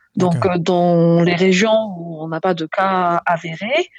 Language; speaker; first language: French; non-native, local second language; Malagasy